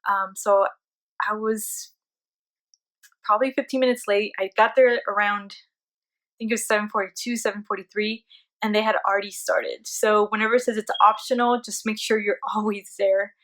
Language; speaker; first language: English; early bilingual, other home language; Spanish